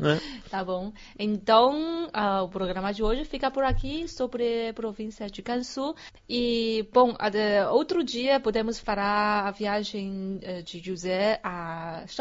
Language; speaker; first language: Portuguese; non-native, fluent; Chinese